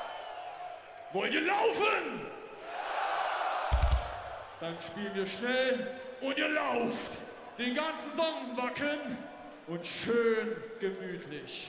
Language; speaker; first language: German; native; German